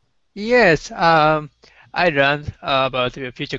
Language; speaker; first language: English; non-native, learner; Japanese